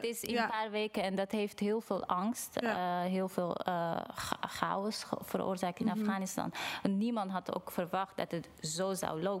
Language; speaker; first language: Dutch; non-native, fluent; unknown